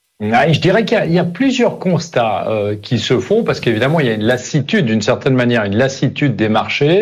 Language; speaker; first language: French; native; French